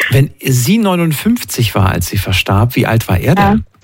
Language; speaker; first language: German; native; German